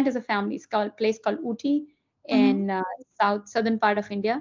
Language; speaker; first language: English; non-native, local second language; Hindi